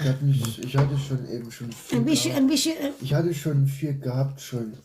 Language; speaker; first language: German; early bilingual, other home language; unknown